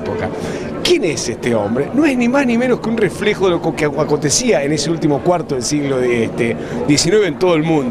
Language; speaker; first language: Spanish; native; Spanish